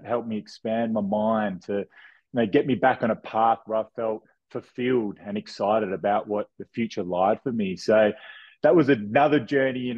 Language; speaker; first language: English; native; English